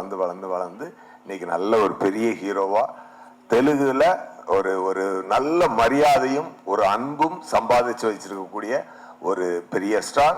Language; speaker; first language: Tamil; native; Tamil